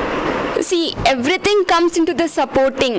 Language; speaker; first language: English; non-native, local second language; Kannada